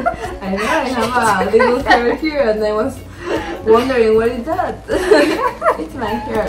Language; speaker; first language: English; non-native, learner; Spanish